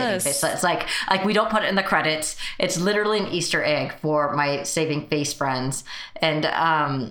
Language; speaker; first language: English; early bilingual, other home language; Chinese